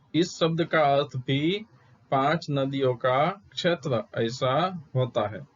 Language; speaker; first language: Hindi; non-native, local second language; Gujarati